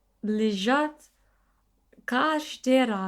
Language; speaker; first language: Russian; non-native, learner; English